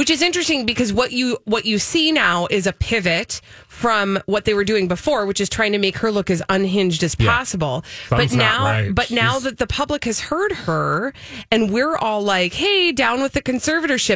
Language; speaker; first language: English; native; English